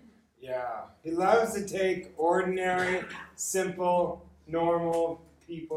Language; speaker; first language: English; native; English